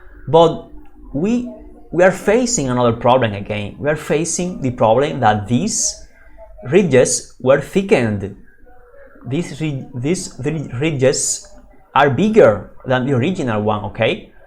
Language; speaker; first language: English; non-native, fluent; Spanish